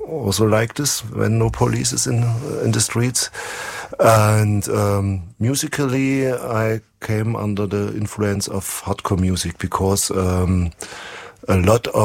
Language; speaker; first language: English; non-native, fluent; German